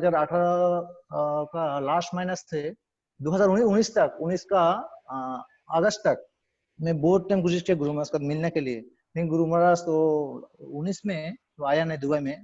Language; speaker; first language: Hindi; non-native, learner; Bangla